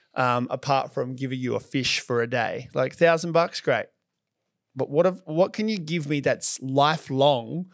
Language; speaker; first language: English; native; English